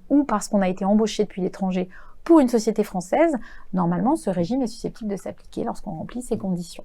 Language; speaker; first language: French; native; French